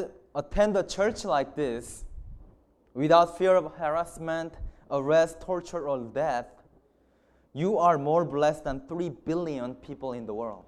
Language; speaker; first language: English; non-native, fluent; Korean